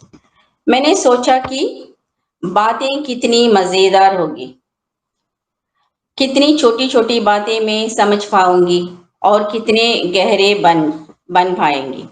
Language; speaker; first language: Hindi; non-native, learner; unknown